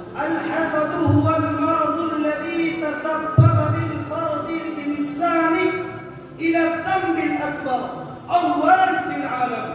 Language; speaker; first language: Arabic; non-native, learner; Urdu